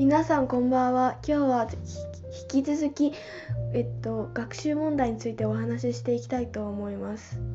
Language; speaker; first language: Japanese; non-native, fluent; Chinese